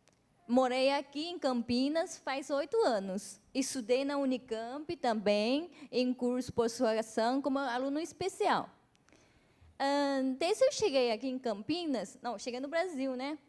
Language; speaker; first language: Portuguese; non-native, fluent; Chinese